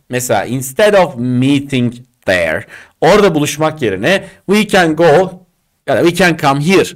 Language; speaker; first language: English; non-native, fluent; Turkish